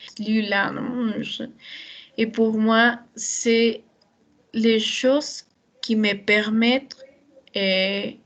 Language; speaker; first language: French; non-native, learner; Spanish